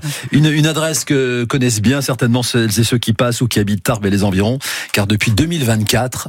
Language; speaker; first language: French; native; French